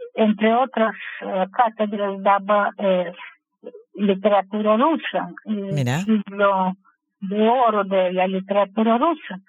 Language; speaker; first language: Spanish; non-native, fluent; Russian